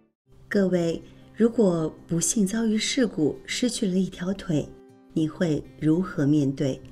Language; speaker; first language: Chinese; native; Chinese